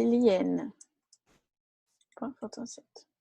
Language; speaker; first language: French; non-native, fluent; Portuguese